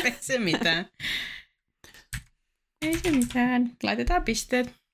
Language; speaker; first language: Finnish; native; Finnish